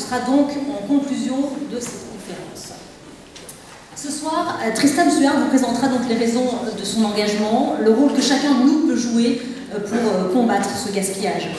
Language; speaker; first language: French; native; French